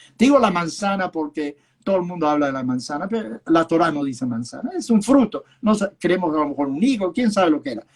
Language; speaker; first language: Spanish; early bilingual, other home language; Yiddish